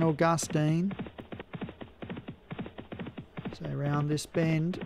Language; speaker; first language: English; native; English